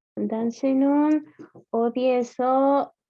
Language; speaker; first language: Korean; non-native, learner; Spanish